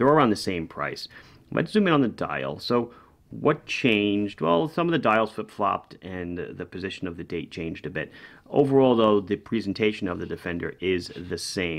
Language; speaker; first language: English; native; English